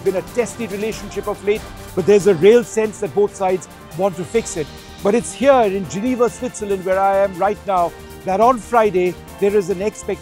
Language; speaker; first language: English; non-native, local second language; Bangla